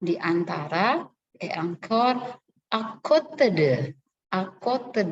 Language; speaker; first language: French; non-native, learner; Indonesian